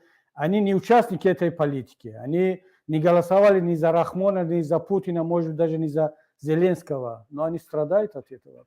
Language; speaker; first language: Russian; non-native, local second language; Tajik